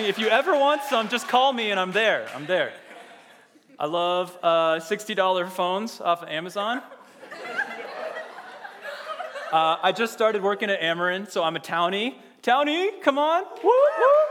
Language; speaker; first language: English; native; English